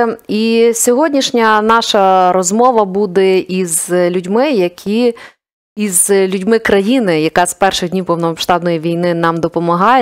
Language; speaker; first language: Ukrainian; native; Ukrainian